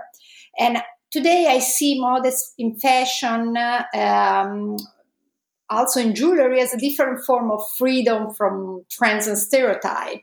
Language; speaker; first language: English; non-native, fluent; Italian